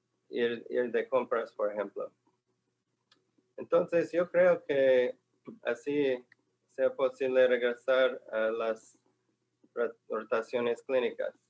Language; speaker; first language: Spanish; non-native, fluent; English